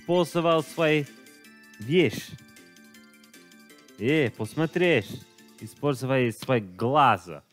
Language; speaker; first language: Russian; non-native, learner; English